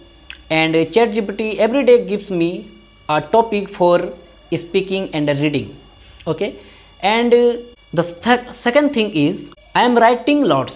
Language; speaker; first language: English; non-native, learner; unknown